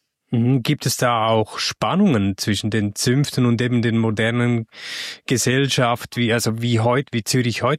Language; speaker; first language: German; native; German